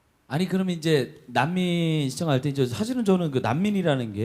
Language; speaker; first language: Korean; native; Korean